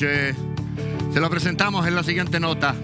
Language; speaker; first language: Spanish; native; Spanish